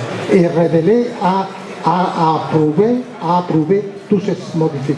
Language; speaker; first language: French; non-native, learner; Spanish